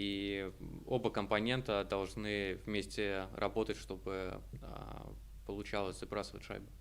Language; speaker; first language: Russian; native; Russian